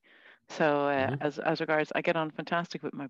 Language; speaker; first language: English; native; English